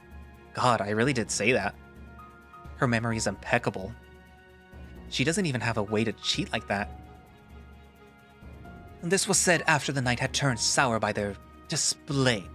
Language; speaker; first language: English; native; English